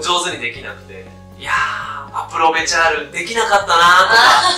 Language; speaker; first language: Japanese; native; Japanese